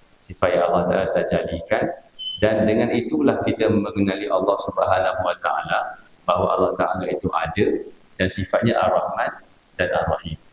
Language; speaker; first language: Malay; native; Malay